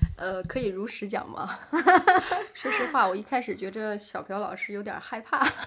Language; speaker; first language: Chinese; native; Chinese